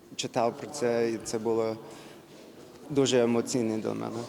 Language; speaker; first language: Ukrainian; early bilingual, other home language; English